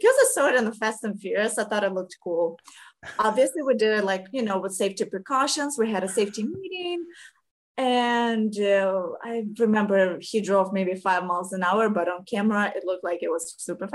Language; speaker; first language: English; non-native, fluent; Ukrainian